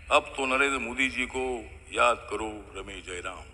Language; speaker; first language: Hindi; non-native, local second language; Marathi